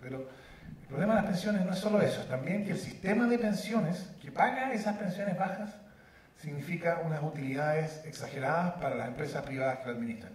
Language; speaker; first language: Spanish; native; Spanish